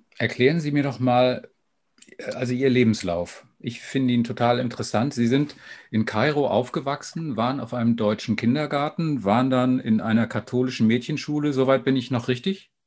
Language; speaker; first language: German; native; German